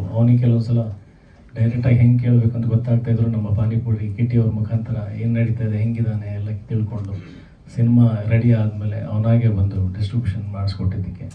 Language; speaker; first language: Kannada; native; Kannada